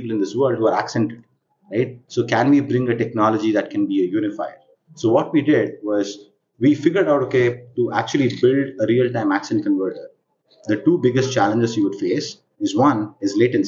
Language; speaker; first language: English; non-native, local second language; Kannada